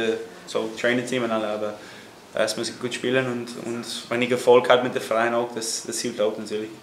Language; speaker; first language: German; non-native, fluent; English